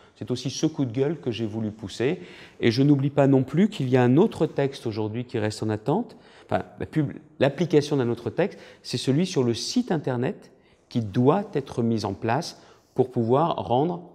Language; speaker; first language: French; native; French